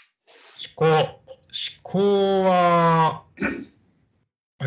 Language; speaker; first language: Japanese; native; Japanese